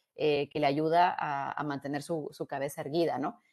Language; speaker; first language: Spanish; native; Spanish